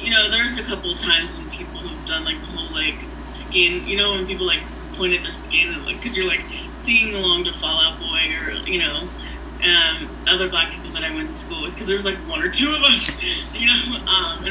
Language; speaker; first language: English; native; English